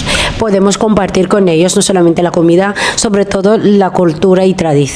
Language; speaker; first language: Spanish; non-native, fluent; Filipino